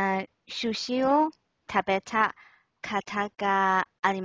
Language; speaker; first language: Japanese; non-native, learner; English